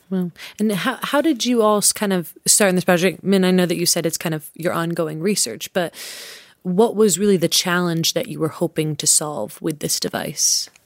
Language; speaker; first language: English; native; English